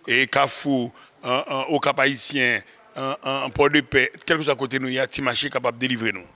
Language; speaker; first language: French; non-native, local second language; Haitian Creole